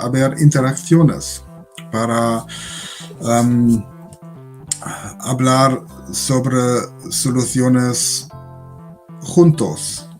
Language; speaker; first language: Spanish; non-native, learner; German